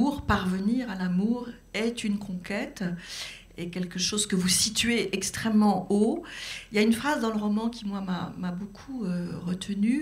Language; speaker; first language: French; native; French